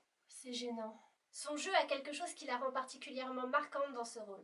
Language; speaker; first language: French; native; French